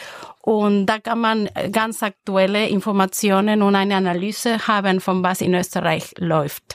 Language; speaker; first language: German; non-native, fluent; Spanish